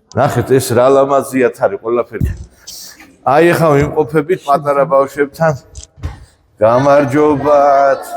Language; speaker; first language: Georgian; native; Georgian